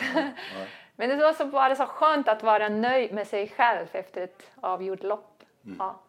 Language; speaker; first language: Swedish; non-native, fluent; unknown